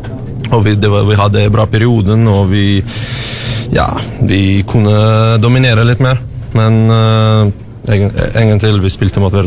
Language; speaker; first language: Norwegian; non-native, learner; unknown